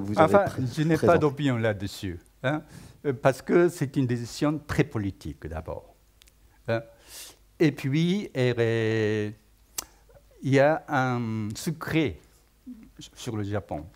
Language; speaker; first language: French; non-native, fluent; Japanese